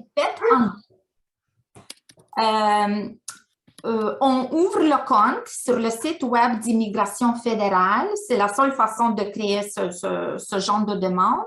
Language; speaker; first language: French; non-native, fluent; Ukrainian